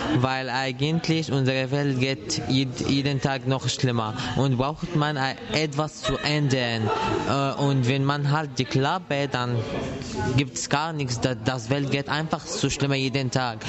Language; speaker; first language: German; non-native, learner; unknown